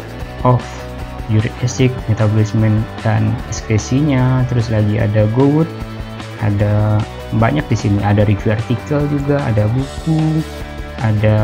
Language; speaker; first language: Indonesian; native; Indonesian